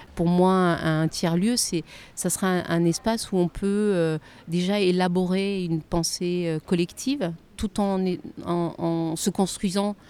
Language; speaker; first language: French; early bilingual, other home language; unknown